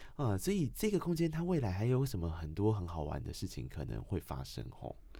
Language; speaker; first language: Chinese; native; Chinese